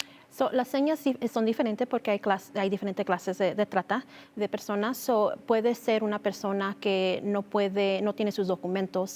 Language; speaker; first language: Spanish; early bilingual, heritage; Spanish